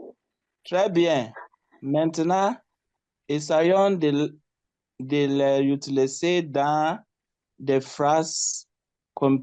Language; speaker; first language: French; non-native, learner; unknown